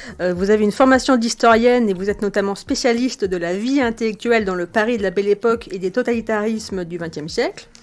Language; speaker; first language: French; native; French